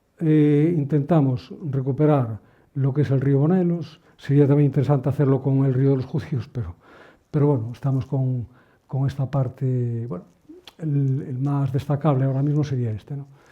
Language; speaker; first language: Spanish; native; Spanish